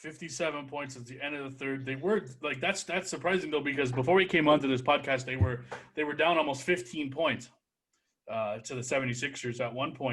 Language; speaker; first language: English; native; English